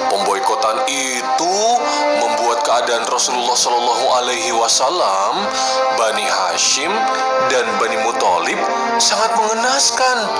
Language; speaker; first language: Indonesian; native; Indonesian